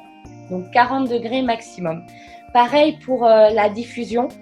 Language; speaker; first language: French; native; French